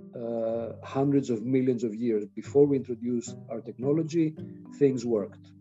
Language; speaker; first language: English; non-native, fluent; Greek